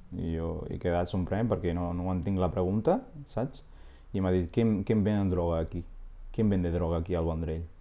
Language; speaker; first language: Catalan; non-native, fluent; Arabic